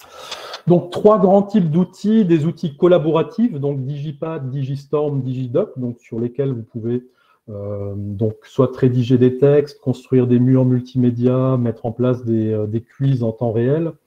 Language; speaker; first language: French; native; French